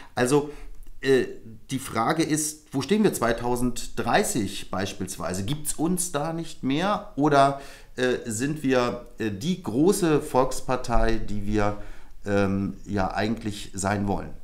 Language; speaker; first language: German; native; German